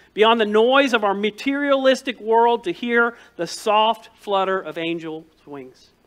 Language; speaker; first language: English; native; English